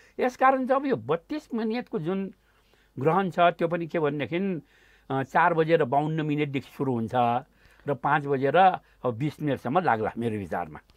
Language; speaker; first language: Nepali; non-native, local second language; Newari